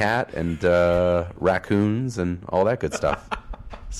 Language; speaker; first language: English; native; English